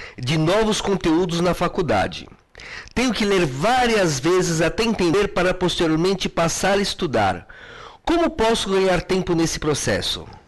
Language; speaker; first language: Portuguese; native; Portuguese